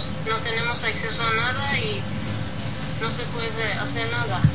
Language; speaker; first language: Spanish; non-native, learner; Persian